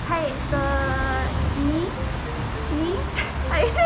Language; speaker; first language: Japanese; non-native, learner; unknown